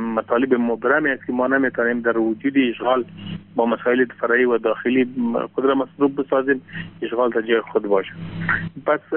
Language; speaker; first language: Persian; non-native, local second language; Pashto